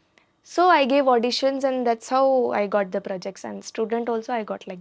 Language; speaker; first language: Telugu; non-native, learner; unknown